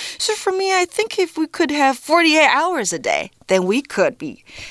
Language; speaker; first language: English; non-native, fluent; Chinese